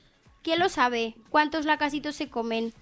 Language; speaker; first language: Spanish; native; Spanish